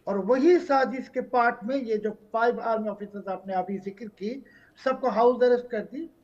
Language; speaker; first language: Hindi; non-native, fluent; Bangla